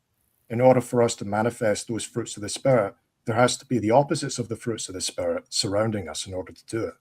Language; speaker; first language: English; native; English